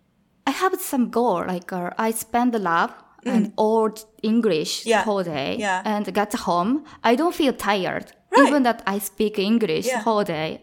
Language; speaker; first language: English; non-native, learner; Japanese